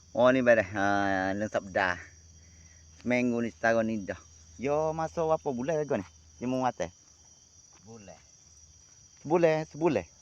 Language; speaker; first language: Malay; native; Malay